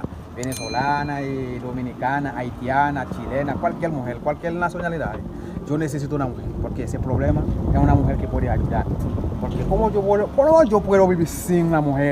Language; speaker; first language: Spanish; non-native, learner; Haitian Creole